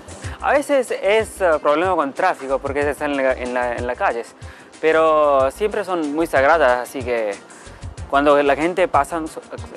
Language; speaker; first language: Spanish; non-native, learner; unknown